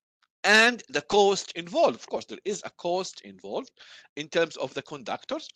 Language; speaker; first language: English; non-native, fluent; Arabic